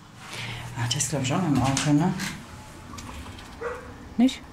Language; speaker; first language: German; native; German